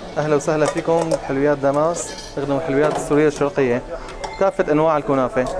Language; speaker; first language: Arabic; native; Arabic